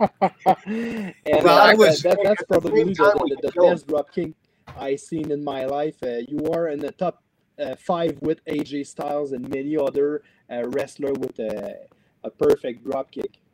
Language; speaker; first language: English; non-native, learner; French